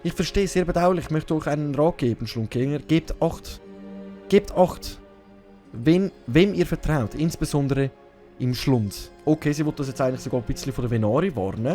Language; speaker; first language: German; native; German